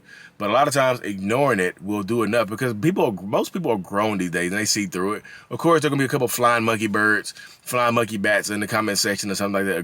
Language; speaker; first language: English; native; English